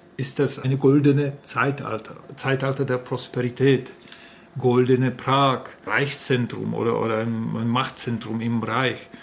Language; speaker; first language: German; non-native, fluent; Czech